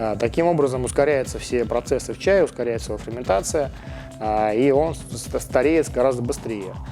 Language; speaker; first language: Russian; native; Russian